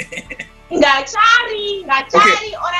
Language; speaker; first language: Indonesian; non-native, fluent; Shona